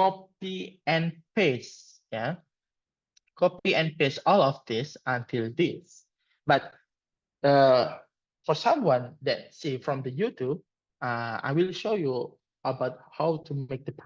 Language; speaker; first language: English; non-native, learner; Indonesian